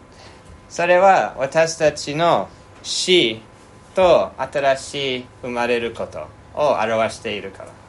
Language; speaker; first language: Japanese; non-native, fluent; English